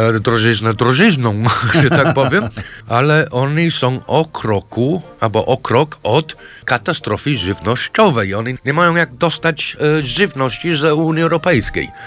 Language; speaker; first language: Polish; non-native, fluent; English